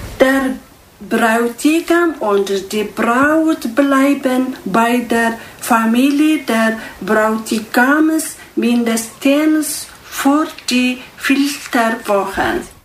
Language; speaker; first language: German; non-native, learner; Tigrinya